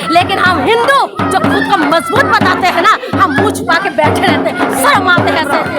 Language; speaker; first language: Hindi; non-native, local second language; Assamese